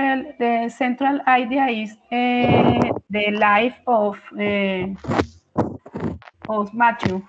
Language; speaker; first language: English; non-native, learner; Spanish